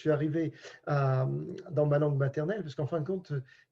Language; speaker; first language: French; native; French